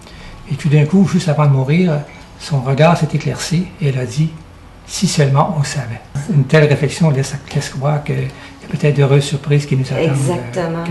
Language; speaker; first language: French; native; French